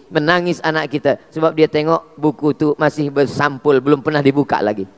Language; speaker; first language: Indonesian; native; Indonesian